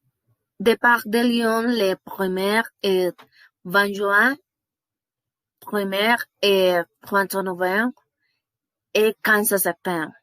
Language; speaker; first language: French; non-native, learner; Spanish